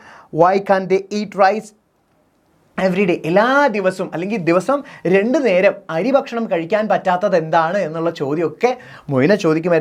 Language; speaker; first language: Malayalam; native; Malayalam